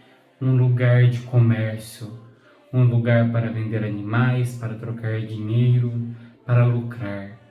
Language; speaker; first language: Portuguese; native; Portuguese